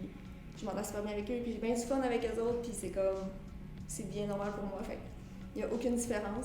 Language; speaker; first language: French; native; French